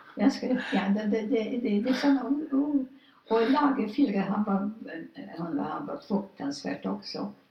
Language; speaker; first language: Swedish; non-native, fluent; Polish